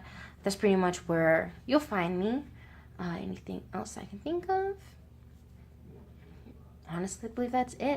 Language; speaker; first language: English; native; English